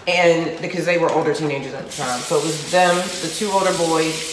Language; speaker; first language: English; native; English